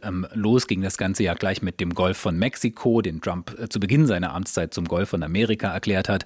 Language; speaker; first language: German; native; German